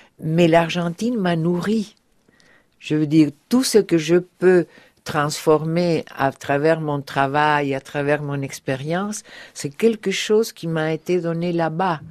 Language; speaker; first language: French; non-native, fluent; Spanish